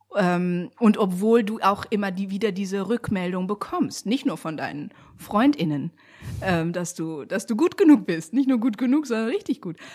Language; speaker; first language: German; native; German